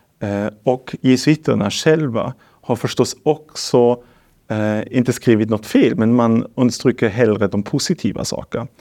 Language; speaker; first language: Swedish; non-native, fluent; German